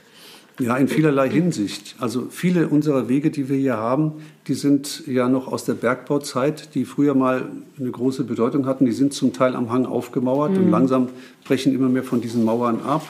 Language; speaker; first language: German; native; German